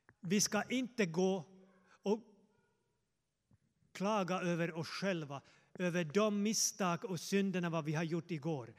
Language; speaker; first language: Swedish; non-native, fluent; Finnish